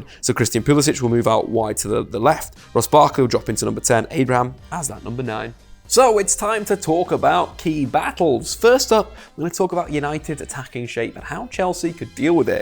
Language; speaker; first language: English; native; English